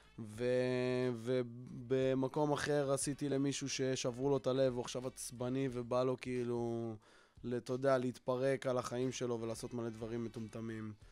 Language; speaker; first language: Hebrew; native; Hebrew